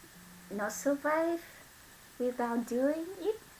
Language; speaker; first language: English; non-native, learner; Vietnamese